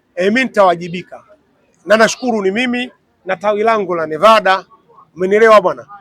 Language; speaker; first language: Swahili; native; Swahili